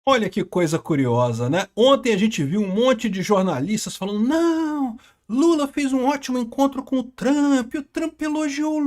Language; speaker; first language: Portuguese; native; Portuguese